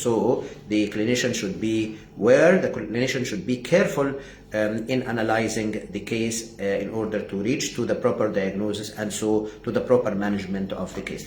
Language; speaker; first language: English; non-native, fluent; Arabic